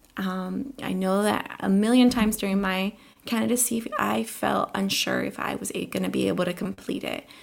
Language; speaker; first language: English; early bilingual, other home language; Spanish